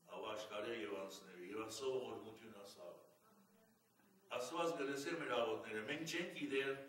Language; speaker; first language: Armenian; early bilingual, heritage; Armenian